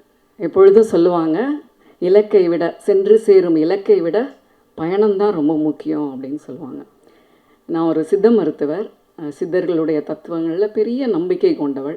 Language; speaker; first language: Tamil; native; Tamil